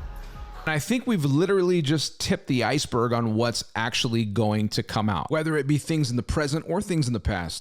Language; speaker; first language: English; native; English